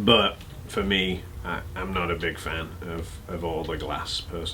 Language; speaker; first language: English; native; English